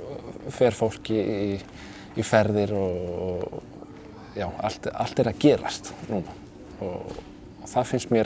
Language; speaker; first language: Icelandic; non-native, fluent; Danish